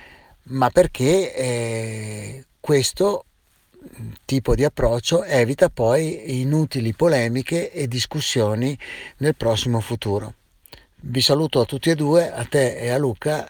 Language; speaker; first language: Italian; native; Italian